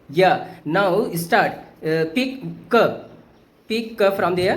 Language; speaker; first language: English; non-native, local second language; Hindi